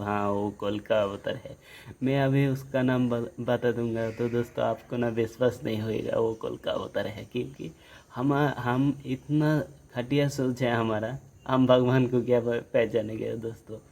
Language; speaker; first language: Hindi; non-native, local second language; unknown